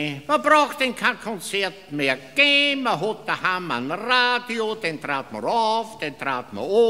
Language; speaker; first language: German; native; German